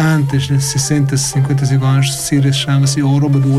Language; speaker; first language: Portuguese; non-native, fluent; Arabic